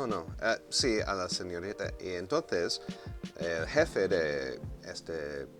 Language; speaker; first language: Spanish; non-native, fluent; English